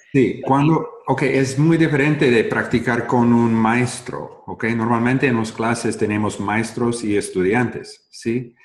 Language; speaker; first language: Spanish; non-native, learner; English